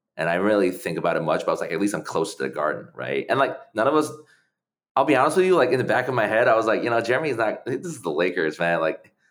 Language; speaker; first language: English; early bilingual, other home language; Chinese